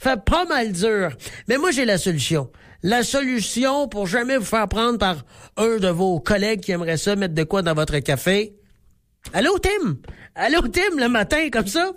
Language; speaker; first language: French; native; French